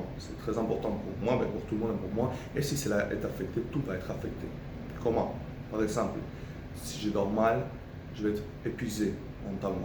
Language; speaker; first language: French; non-native, fluent; Spanish